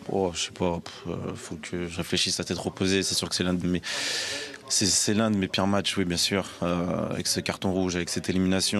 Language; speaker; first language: French; native; French